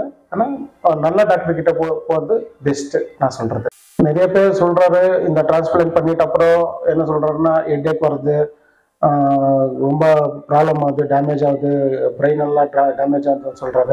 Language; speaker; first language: Tamil; non-native, local second language; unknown